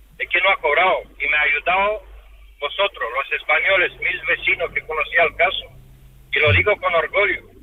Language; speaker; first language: Spanish; non-native, fluent; Romanian